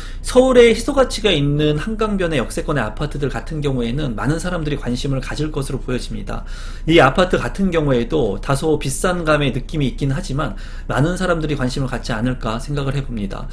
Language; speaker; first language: Korean; native; Korean